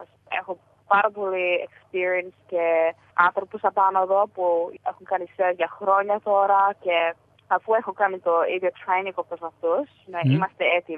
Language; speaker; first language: Greek; early bilingual, heritage; Greek